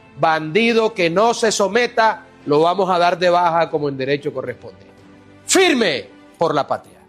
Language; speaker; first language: Spanish; native; Spanish